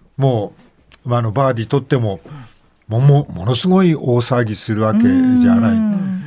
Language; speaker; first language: Japanese; native; Japanese